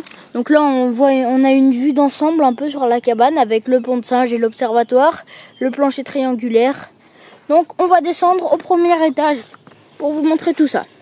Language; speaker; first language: French; native; French